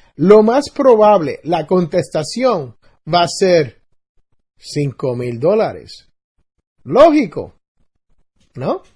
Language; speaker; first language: Spanish; native; Spanish